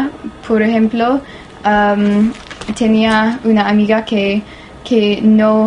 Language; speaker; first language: Spanish; non-native, learner; English